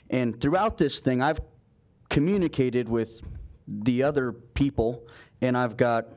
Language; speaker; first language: English; native; English